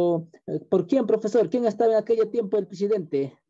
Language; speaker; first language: Spanish; native; Spanish